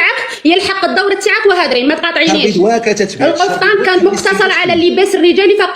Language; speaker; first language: Arabic; native; Arabic